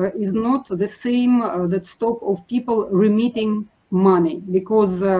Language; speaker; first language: English; non-native, fluent; Russian